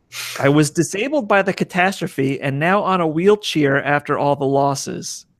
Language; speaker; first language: English; native; English